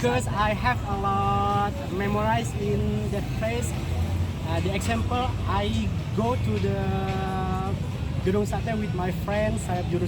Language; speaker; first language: English; non-native, learner; Indonesian